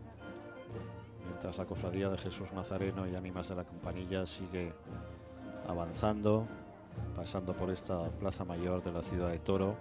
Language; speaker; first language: Spanish; native; Spanish